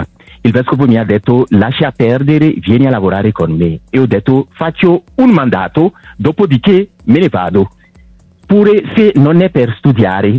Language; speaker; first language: Italian; non-native, local second language; French